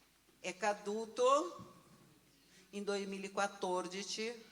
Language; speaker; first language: Italian; non-native, learner; Portuguese